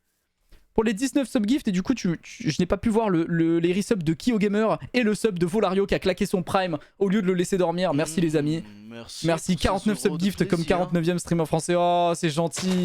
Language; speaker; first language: French; native; French